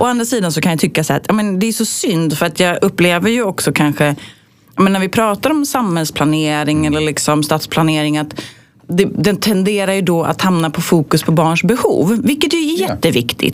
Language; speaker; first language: Swedish; native; Swedish